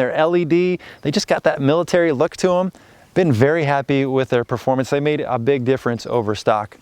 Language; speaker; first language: English; native; English